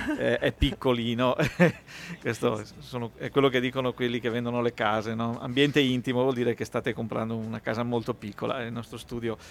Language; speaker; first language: Italian; native; Italian